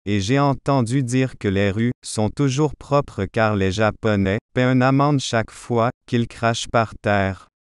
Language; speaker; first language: French; non-native, fluent; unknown